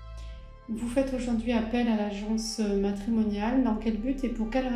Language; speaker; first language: French; native; French